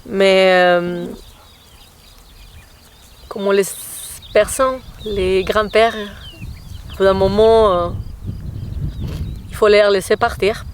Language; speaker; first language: French; non-native, fluent; Spanish